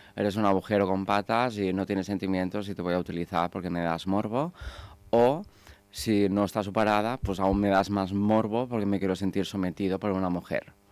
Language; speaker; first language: Spanish; non-native, local second language; Catalan